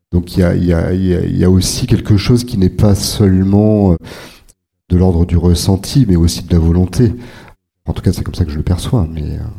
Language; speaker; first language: French; native; French